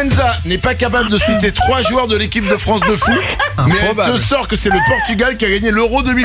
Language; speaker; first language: French; native; French